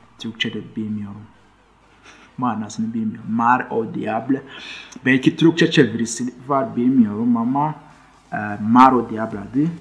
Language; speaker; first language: Turkish; non-native, fluent; Kinyarwanda